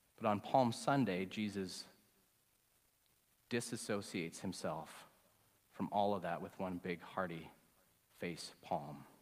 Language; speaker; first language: English; native; English